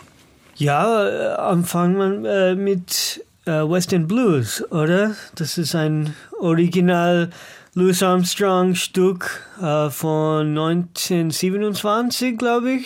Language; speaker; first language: German; non-native, learner; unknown